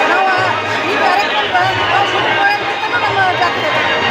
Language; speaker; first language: Kannada; native; Kannada